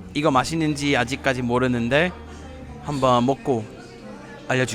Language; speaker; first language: Korean; non-native, fluent; English